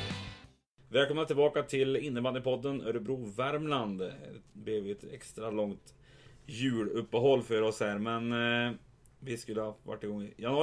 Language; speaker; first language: Swedish; native; Swedish